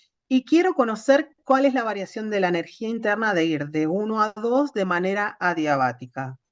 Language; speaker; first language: Spanish; native; Spanish